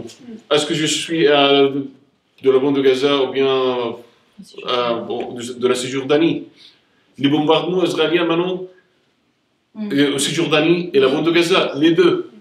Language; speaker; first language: French; non-native, fluent; Arabic